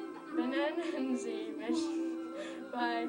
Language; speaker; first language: German; non-native, learner; English